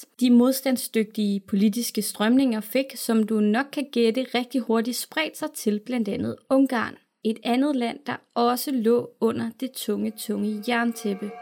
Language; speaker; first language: Danish; native; Danish